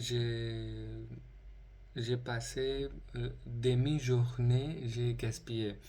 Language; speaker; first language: French; non-native, learner; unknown